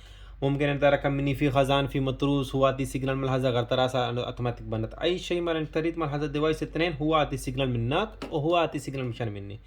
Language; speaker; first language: Arabic; non-native, learner; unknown